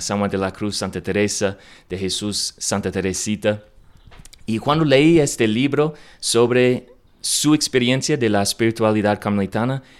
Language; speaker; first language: Spanish; non-native, learner; English